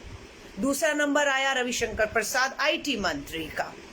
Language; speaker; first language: Hindi; native; Hindi